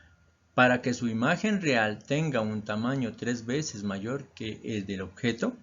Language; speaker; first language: Spanish; native; Spanish